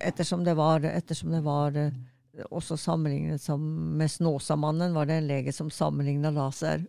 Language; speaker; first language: Norwegian; native; Norwegian